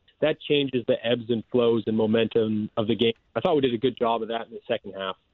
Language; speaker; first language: English; native; English